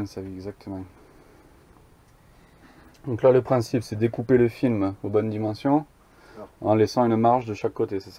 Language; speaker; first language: French; native; French